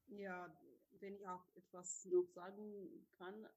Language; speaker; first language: German; non-native, fluent; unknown